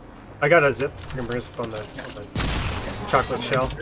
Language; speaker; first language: English; native; English